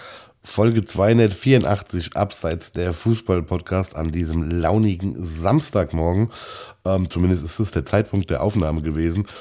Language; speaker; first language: German; native; German